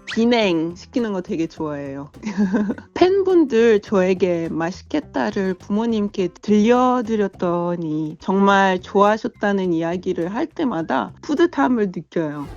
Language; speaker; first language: Korean; non-native, fluent; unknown